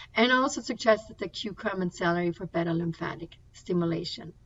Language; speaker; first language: English; non-native, fluent; German